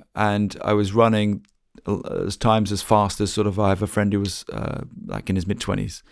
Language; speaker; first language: English; native; English